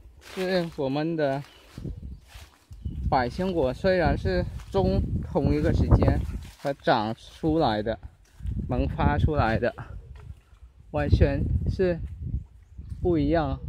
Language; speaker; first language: Chinese; early bilingual, heritage; Chinese